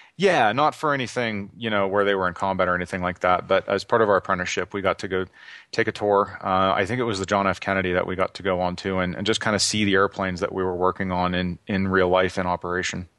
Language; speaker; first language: English; native; English